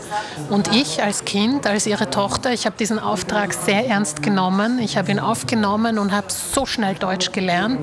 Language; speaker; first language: German; early bilingual, other home language; Slovak